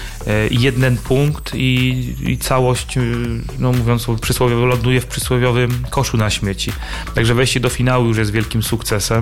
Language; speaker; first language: Polish; native; Polish